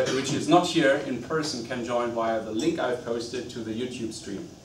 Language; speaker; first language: English; non-native, fluent; German